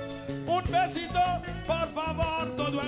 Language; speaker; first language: Spanish; non-native, learner; Haitian Creole